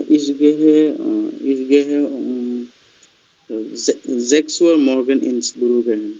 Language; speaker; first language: German; non-native, learner; Bangla